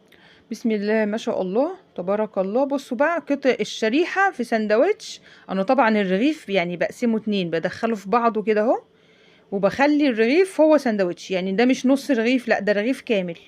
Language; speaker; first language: Arabic; native; Arabic